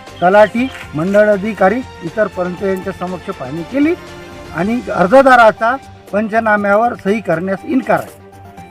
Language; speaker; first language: Marathi; native; Marathi